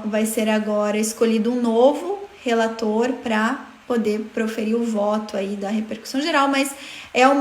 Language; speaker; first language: Portuguese; native; Portuguese